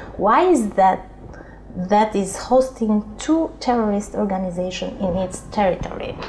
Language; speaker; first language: English; non-native, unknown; Albanian